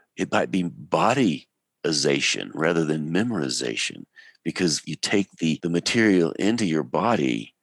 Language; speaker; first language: English; native; English